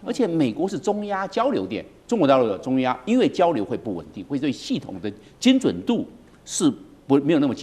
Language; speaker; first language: Chinese; native; Chinese